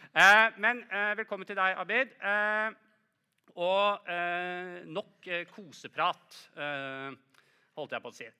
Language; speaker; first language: Norwegian; native; Norwegian